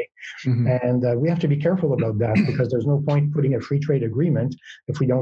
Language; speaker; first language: English; non-native, fluent; French